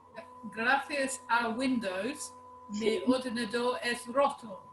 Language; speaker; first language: Spanish; non-native, learner; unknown